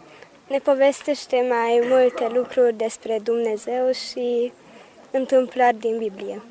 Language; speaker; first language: Romanian; early bilingual, heritage; Romanian